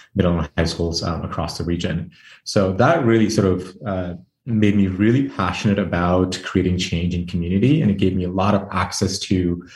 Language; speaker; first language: English; early bilingual, other home language; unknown